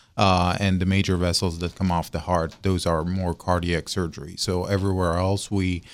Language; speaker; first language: English; non-native, fluent; Arabic